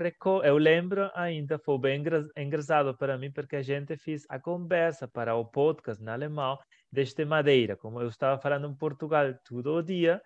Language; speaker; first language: Portuguese; non-native, fluent; Spanish